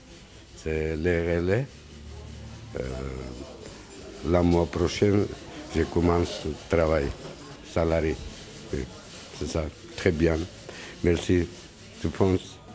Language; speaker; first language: French; non-native, learner; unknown